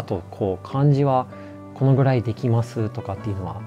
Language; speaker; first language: Japanese; non-native, fluent; English